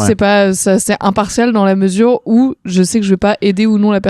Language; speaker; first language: French; native; French